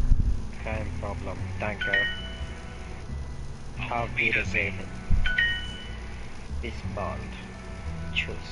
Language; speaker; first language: German; non-native, learner; English